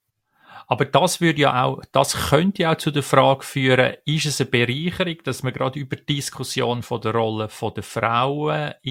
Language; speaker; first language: German; native; German